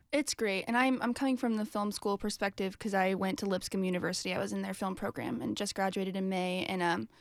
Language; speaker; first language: English; native; English